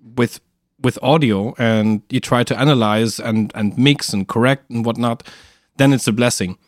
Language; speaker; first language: English; non-native, fluent; German